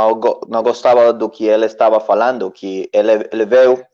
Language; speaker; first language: Portuguese; non-native, learner; Spanish